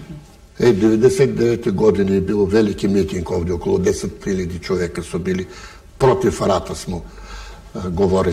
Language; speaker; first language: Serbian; early bilingual, heritage; Bulgarian